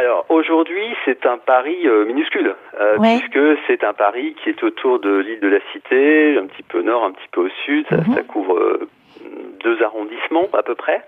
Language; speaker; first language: French; native; French